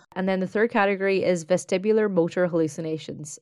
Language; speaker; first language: English; native; English